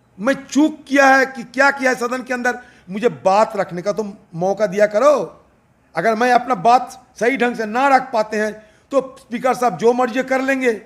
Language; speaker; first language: Hindi; non-native, local second language; Bangla